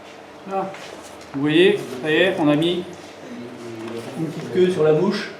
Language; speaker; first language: French; native; French